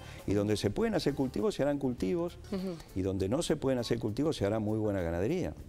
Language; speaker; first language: Spanish; native; Spanish